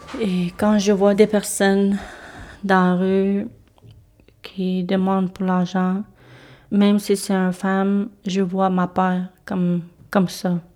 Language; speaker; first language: French; non-native, local second language; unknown